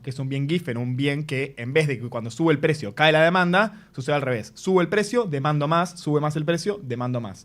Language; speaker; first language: Spanish; native; Spanish